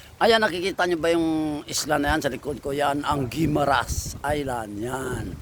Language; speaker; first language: Filipino; non-native, local second language; Hiligaynon